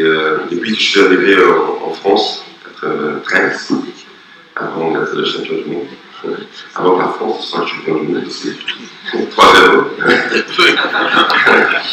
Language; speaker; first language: French; non-native, fluent; Portuguese